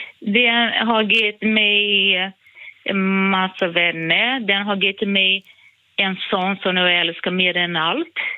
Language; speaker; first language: Swedish; non-native, fluent; Portuguese